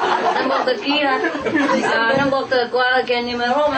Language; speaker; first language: French; non-native, learner; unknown